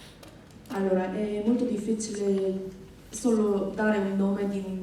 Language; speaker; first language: Italian; non-native, fluent; Korean